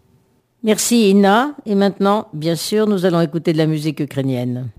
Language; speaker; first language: French; native; French